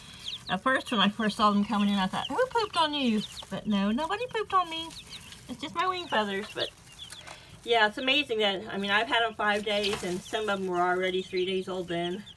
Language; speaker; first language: English; native; English